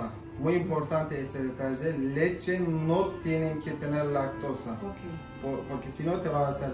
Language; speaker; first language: Spanish; non-native, fluent; Turkish